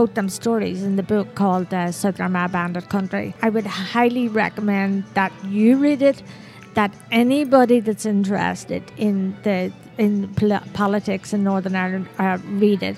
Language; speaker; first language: English; native; English